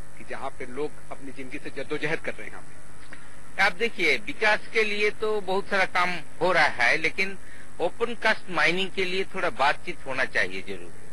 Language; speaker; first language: Hindi; non-native, local second language; Bangla